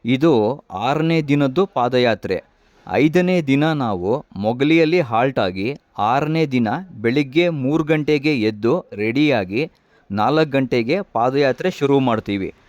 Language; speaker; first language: Kannada; native; Kannada